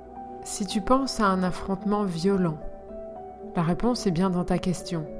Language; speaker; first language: French; native; French